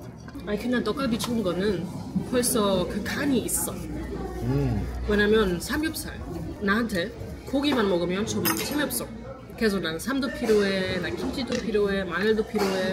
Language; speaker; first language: Korean; non-native, learner; German